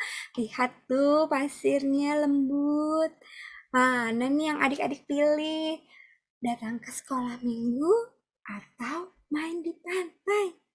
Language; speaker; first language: Indonesian; native; Indonesian